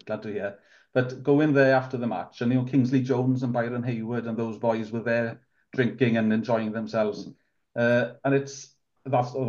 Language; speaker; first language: English; non-native, local second language; Welsh